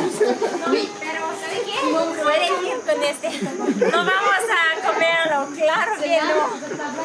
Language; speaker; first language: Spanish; non-native, learner; French